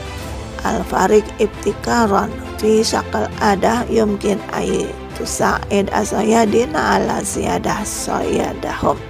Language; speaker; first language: Arabic; non-native, fluent; Indonesian